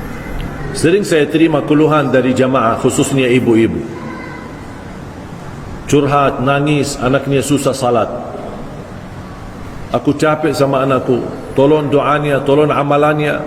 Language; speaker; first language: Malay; non-native, fluent; Arabic